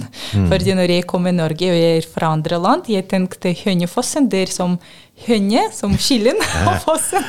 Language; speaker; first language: Norwegian; non-native, learner; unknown